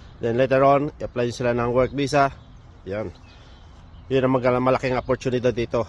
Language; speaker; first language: Filipino; native; Filipino